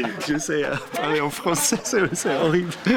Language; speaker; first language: French; non-native, learner; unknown